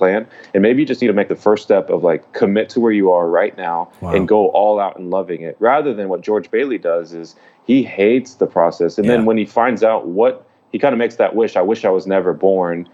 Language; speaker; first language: English; native; English